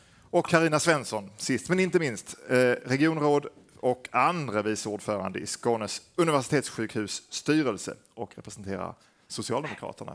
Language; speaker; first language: Swedish; native; Swedish